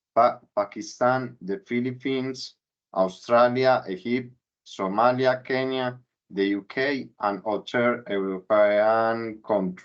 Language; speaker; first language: English; non-native, learner; Spanish